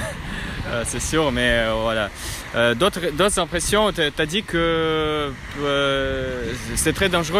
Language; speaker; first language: French; non-native, fluent; Russian